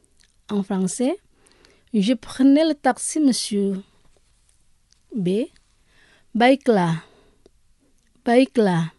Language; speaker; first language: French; non-native, fluent; Indonesian